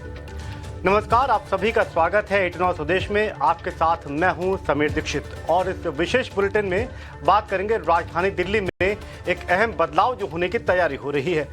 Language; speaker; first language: Hindi; native; Hindi